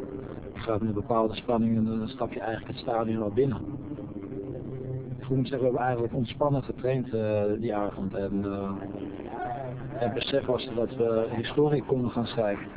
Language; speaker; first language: Dutch; native; Dutch